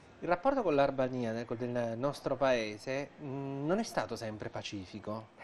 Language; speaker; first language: Italian; native; Italian